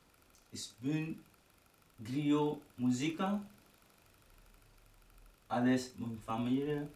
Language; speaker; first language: German; non-native, learner; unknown